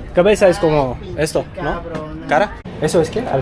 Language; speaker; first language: Spanish; non-native, learner; English